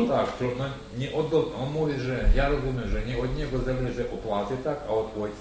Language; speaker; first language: Polish; non-native, learner; Russian